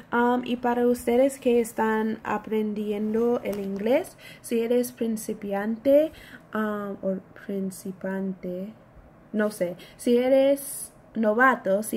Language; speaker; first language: Spanish; non-native, learner; English